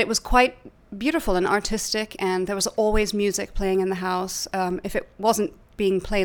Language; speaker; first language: English; native; English